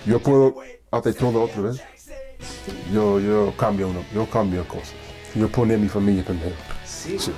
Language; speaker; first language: Spanish; non-native, learner; English